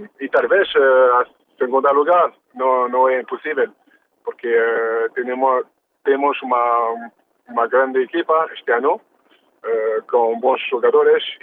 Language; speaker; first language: Portuguese; early bilingual, heritage; French